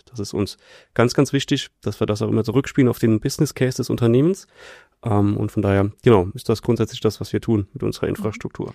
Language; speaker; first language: German; native; German